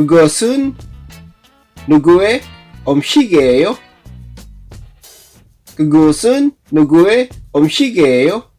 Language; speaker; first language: Korean; non-native, learner; Filipino